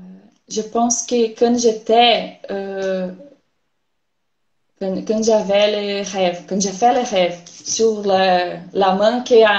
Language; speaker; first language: French; non-native, learner; Portuguese